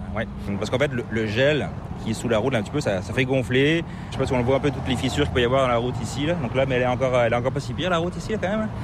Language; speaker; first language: French; native; French